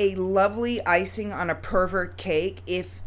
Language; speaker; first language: English; native; English